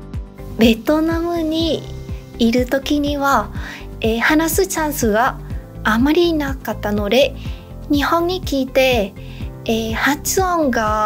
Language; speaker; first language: Japanese; non-native, learner; Vietnamese